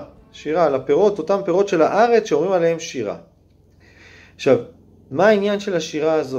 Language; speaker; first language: Hebrew; native; Hebrew